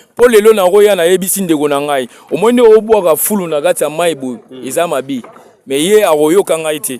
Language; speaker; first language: Lingala; native; Lingala